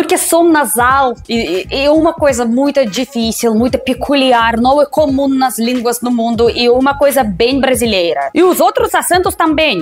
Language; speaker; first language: Portuguese; non-native, fluent; Russian